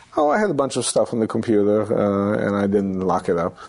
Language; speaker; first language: English; early bilingual, other home language; Romanian